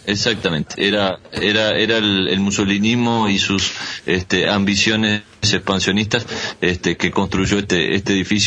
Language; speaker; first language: Spanish; native; Spanish